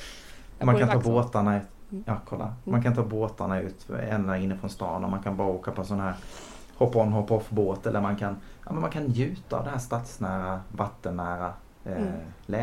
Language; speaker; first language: Swedish; native; Swedish